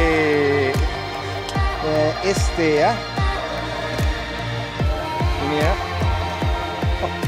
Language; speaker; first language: Indonesian; non-native, learner; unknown